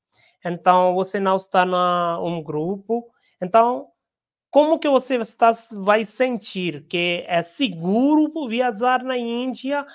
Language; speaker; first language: Portuguese; non-native, learner; Hindi